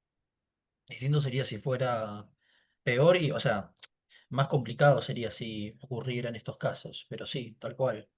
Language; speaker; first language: Spanish; native; Spanish